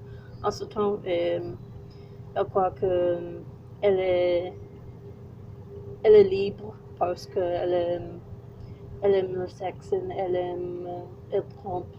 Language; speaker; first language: French; non-native, learner; English